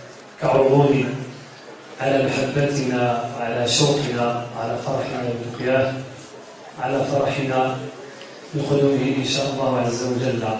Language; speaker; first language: Arabic; native; Arabic